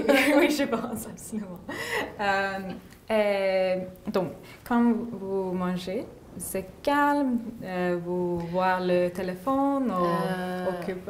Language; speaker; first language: French; non-native, learner; English